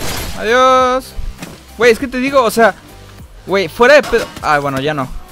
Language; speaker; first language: Spanish; native; Spanish